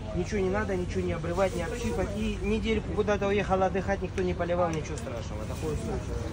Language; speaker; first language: Russian; non-native, local second language; Armenian